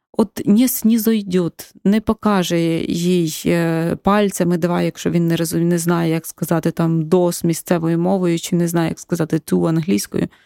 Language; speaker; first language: Ukrainian; native; Ukrainian